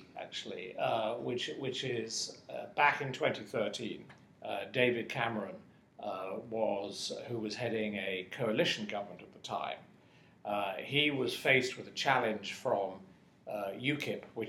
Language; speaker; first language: English; native; English